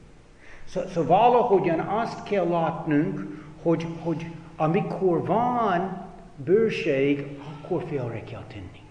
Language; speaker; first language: Hungarian; non-native, fluent; English